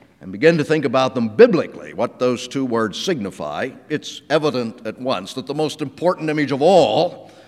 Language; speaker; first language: English; native; English